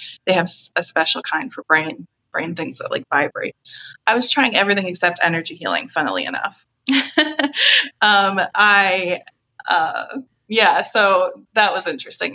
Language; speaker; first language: English; native; English